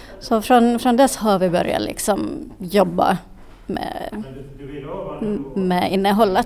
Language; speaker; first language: Swedish; non-native, fluent; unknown